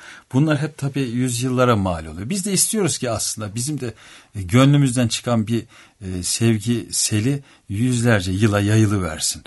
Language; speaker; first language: Turkish; native; Turkish